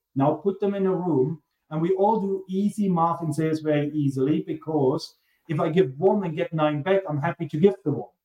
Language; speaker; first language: English; non-native, fluent; German